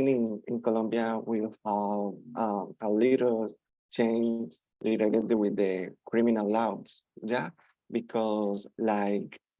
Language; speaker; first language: English; non-native, learner; Spanish